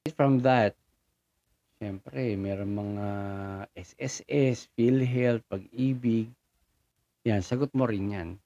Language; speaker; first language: Filipino; native; Filipino